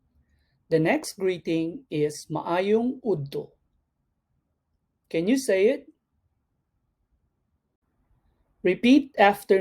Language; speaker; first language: English; non-native, local second language; Cebuano